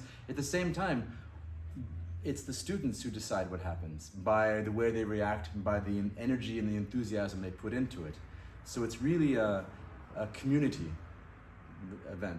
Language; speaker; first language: English; non-native, fluent; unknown